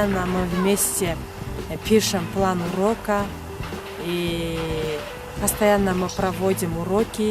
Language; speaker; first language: Russian; non-native, local second language; Kyrgyz